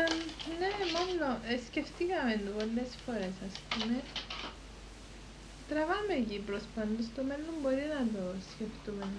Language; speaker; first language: Greek; early bilingual, heritage; Greek